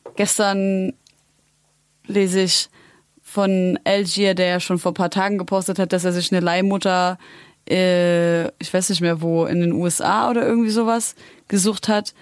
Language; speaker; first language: German; early bilingual, other home language; Arabic